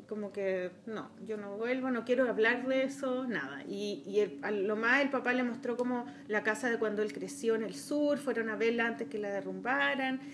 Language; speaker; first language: Spanish; native; Spanish